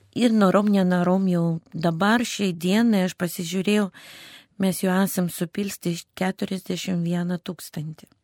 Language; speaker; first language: Lithuanian; non-native, fluent; Russian